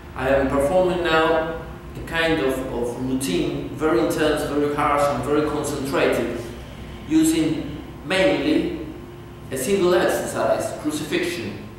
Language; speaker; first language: English; non-native, fluent; Spanish